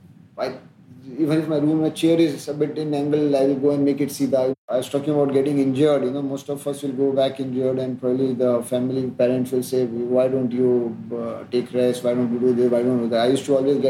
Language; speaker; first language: English; non-native, local second language; Hindi